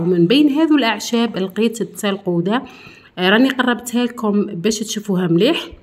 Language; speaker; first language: Arabic; native; Arabic